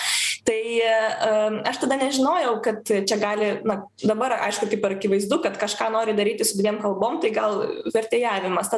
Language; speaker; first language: Lithuanian; non-native, local second language; Polish